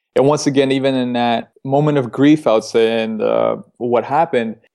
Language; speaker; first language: English; early bilingual, other home language; Russian